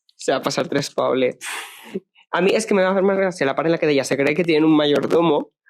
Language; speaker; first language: Spanish; non-native, local second language; Catalan